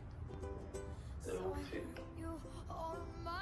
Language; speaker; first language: Portuguese; native; Portuguese